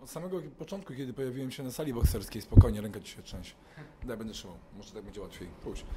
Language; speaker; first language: Polish; native; Polish